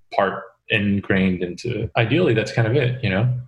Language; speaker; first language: English; early bilingual, other home language; Korean